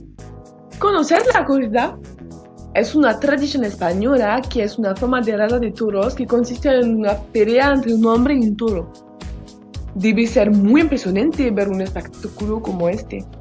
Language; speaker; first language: Spanish; non-native, learner; French